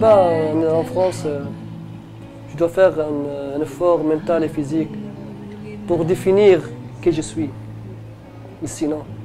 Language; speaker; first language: French; non-native, local second language; Arabic